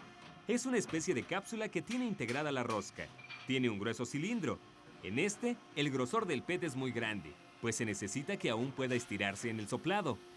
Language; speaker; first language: Spanish; native; Spanish